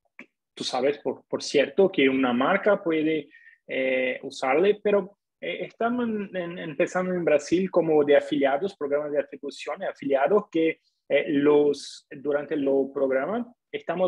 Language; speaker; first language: Spanish; non-native, fluent; Portuguese